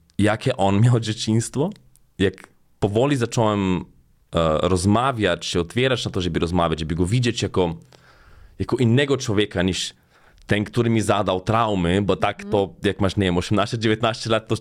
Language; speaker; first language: Polish; non-native, fluent; Slovenian